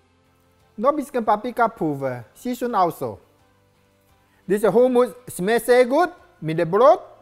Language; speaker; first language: German; non-native, learner; Japanese